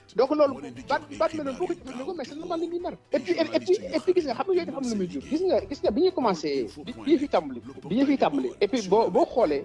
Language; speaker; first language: Wolof; native; Wolof